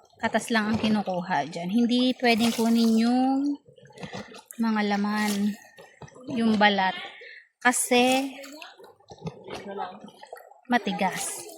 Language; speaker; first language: Filipino; native; Filipino